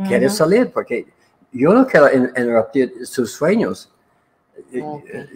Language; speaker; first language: Spanish; non-native, learner; English